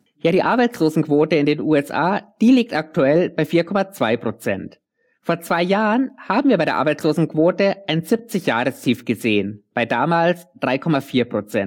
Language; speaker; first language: German; native; German